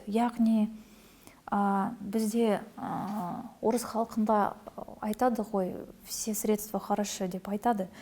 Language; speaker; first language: Kazakh; non-native, local second language; Russian